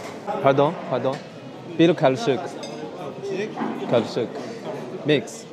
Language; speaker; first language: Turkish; non-native, learner; Chinese